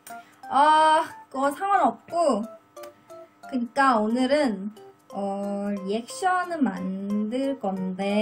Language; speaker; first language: Korean; non-native, learner; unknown